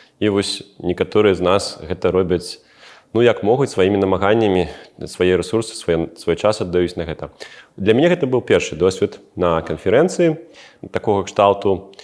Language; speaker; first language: Belarusian; non-native, local second language; Russian